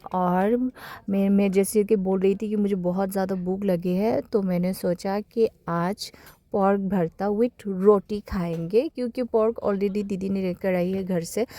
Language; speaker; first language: Hindi; non-native, local second language; Kok Borok